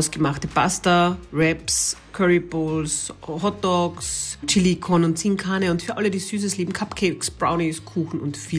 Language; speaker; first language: German; native; German